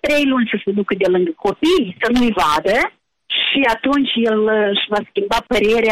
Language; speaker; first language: Romanian; native; Romanian